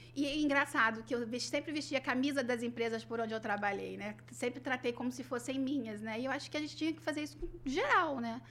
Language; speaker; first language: Portuguese; native; Portuguese